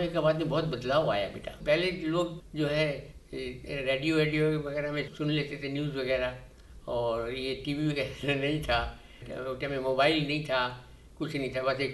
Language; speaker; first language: Hindi; native; Hindi